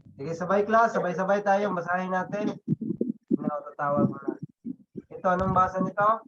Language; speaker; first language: Filipino; non-native, local second language; Cebuano